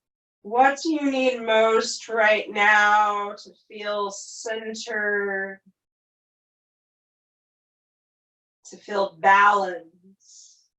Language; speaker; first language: English; native; English